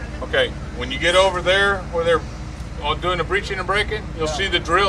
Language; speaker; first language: English; native; English